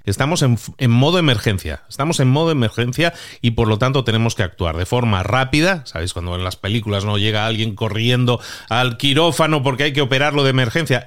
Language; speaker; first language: Spanish; native; Spanish